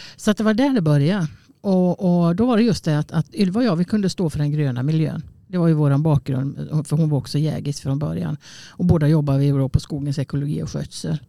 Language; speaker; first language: Swedish; native; Swedish